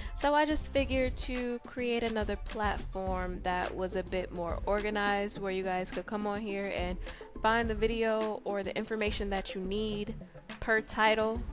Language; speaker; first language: English; native; English